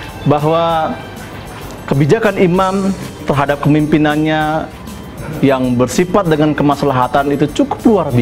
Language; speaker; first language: Indonesian; native; Indonesian